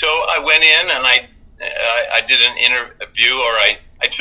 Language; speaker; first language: English; native; English